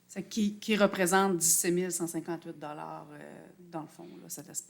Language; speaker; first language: French; native; French